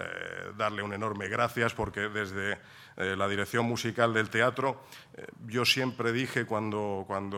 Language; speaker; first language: Spanish; native; Spanish